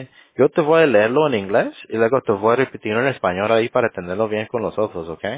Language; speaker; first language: Spanish; early bilingual, heritage; Spanish